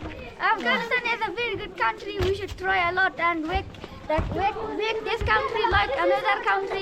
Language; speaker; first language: English; non-native, learner; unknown